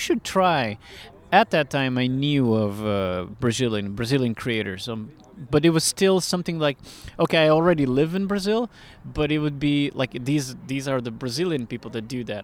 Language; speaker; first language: English; non-native, fluent; Portuguese